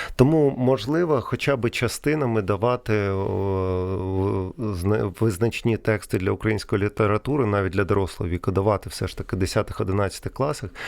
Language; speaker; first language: Ukrainian; non-native, local second language; Russian